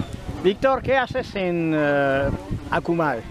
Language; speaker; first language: Spanish; non-native, fluent; French